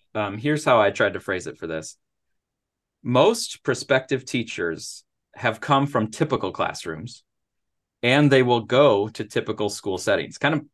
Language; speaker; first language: English; native; English